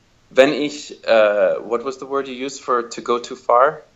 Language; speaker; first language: English; native; English